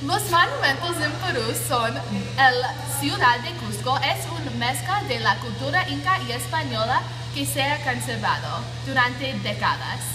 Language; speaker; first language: Spanish; non-native, learner; English